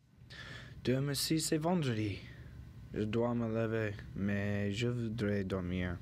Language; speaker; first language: French; non-native, learner; English